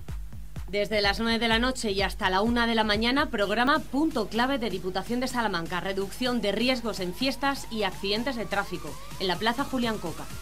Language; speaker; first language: Spanish; native; Spanish